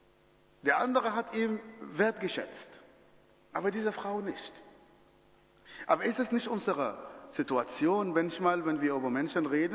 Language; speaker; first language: German; non-native, fluent; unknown